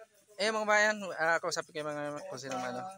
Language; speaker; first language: Filipino; native; Filipino